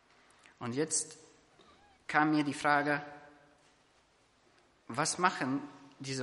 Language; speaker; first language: German; non-native, fluent; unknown